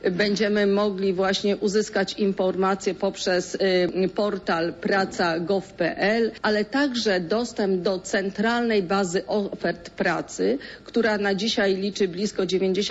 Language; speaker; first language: Polish; native; Polish